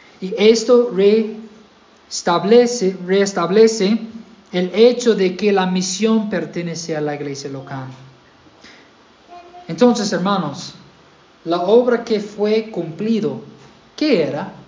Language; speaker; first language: Spanish; non-native, fluent; English